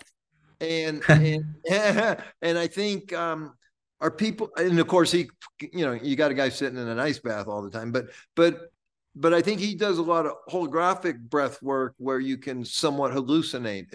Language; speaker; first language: English; native; English